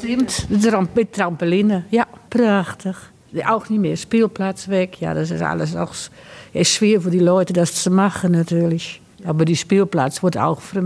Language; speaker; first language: German; non-native, learner; Dutch